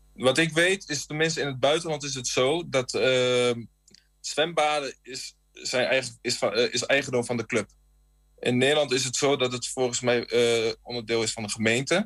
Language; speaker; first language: Dutch; native; Dutch